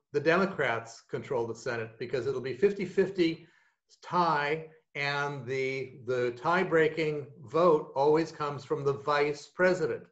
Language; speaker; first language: English; native; English